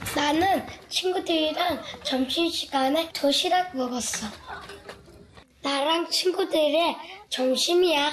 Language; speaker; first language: Korean; early bilingual, heritage; Korean